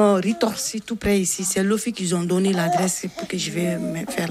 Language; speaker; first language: French; non-native, learner; Bambara